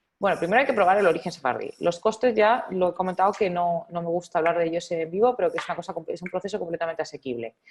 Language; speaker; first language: Spanish; native; Spanish